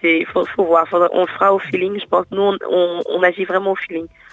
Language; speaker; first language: French; non-native, local second language; Wolof